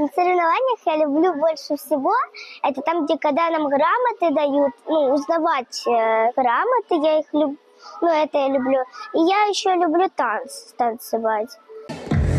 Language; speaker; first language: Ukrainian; non-native, local second language; Russian